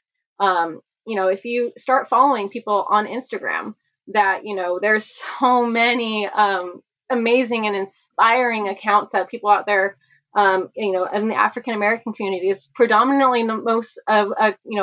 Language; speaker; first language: English; native; English